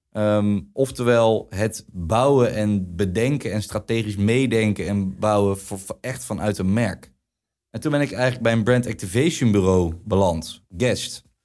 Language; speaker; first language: Dutch; native; Dutch